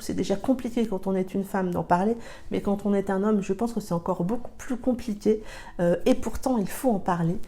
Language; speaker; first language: French; native; French